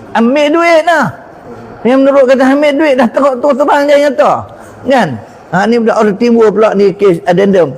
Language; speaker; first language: Malay; native; Malay